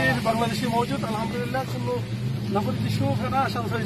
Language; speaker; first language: Arabic; non-native, learner; Bangla